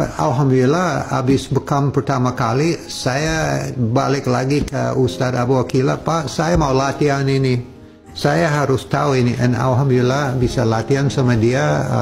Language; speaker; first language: Indonesian; non-native, fluent; English